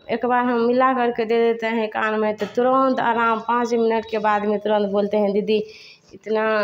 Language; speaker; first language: Hindi; native; Hindi